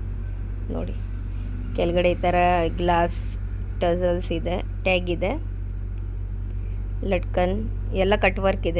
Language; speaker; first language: Kannada; non-native, local second language; Urdu